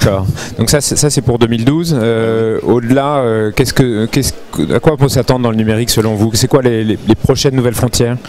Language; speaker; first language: French; native; French